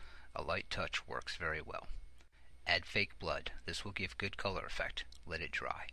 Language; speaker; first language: English; native; English